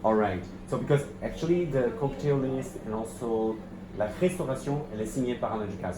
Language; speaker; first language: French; non-native, learner; Portuguese